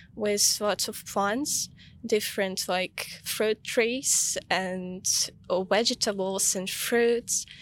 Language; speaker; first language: English; non-native, fluent; Ukrainian